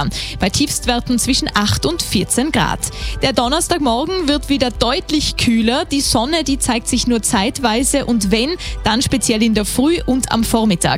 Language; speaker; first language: German; native; German